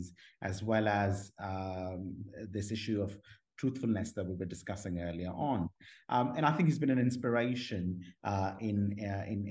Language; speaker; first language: English; non-native, local second language; Urdu